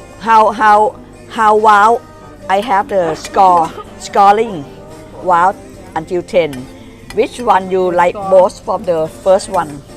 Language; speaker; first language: English; non-native, learner; Thai